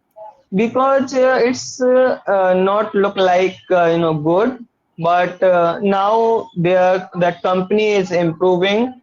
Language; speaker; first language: English; non-native, learner; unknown